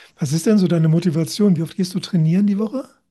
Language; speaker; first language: German; native; German